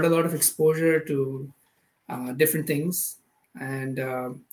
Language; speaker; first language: English; non-native, local second language; Urdu